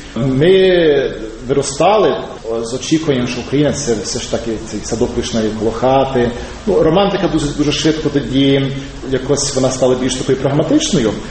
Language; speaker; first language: Ukrainian; early bilingual, heritage; Ukrainian